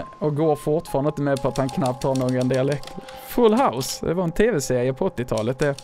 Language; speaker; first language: Swedish; native; Swedish